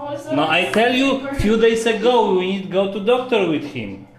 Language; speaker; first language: English; non-native, learner; Polish